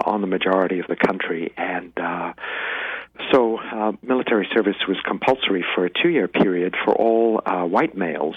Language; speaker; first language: English; native; English